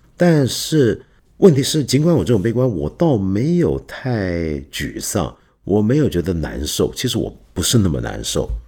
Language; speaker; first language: Chinese; non-native, local second language; Cantonese